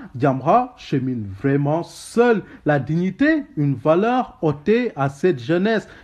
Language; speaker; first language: French; non-native, local second language; Wolof